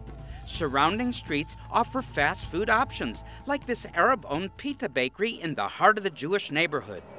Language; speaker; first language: English; native; English